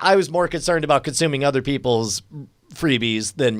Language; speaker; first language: English; native; English